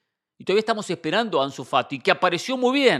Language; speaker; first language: Spanish; native; Spanish